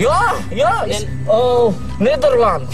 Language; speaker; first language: Dutch; non-native, learner; Indonesian